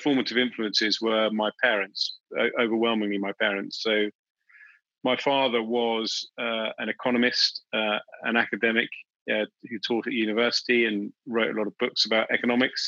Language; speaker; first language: English; native; English